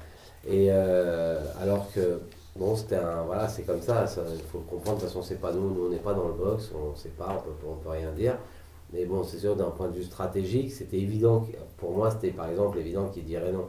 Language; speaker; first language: French; native; French